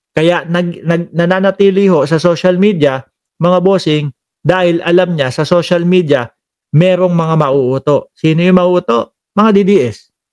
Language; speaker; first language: Filipino; non-native, local second language; Cebuano